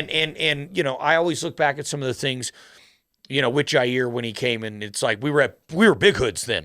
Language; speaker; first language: English; native; English